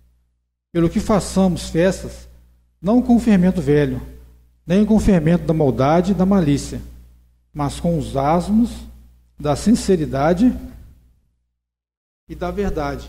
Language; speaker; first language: Portuguese; native; Portuguese